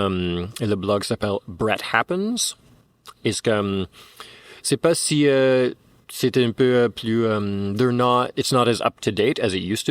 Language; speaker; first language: French; non-native, fluent; English